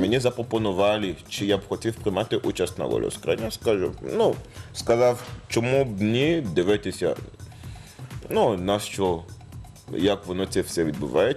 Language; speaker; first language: Ukrainian; non-native, fluent; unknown